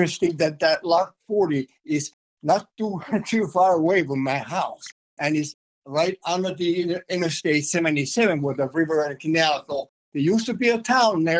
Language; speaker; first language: English; non-native, fluent; Finnish